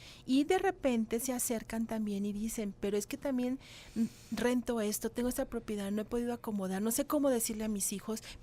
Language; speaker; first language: Spanish; native; Spanish